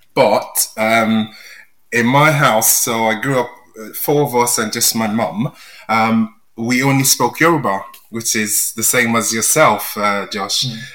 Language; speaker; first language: English; non-native, local second language; Yoruba